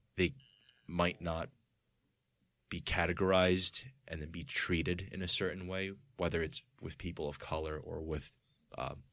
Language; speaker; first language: English; early bilingual, other home language; Spanish